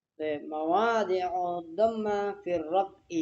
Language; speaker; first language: Arabic; non-native, fluent; Indonesian